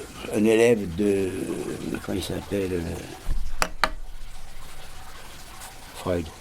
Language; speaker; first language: French; non-native, fluent; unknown